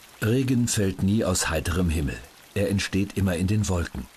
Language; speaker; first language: German; native; German